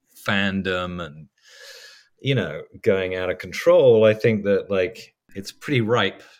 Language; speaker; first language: English; native; English